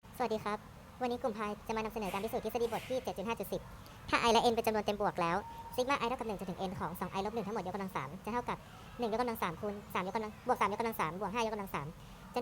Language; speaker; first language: Thai; native; Thai